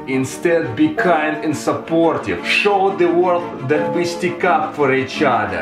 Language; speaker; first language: English; non-native, fluent; Russian